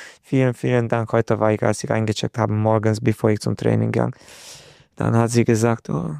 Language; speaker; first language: German; non-native, fluent; Hungarian